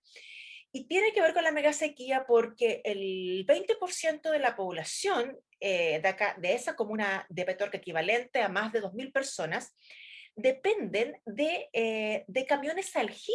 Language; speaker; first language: Spanish; native; Spanish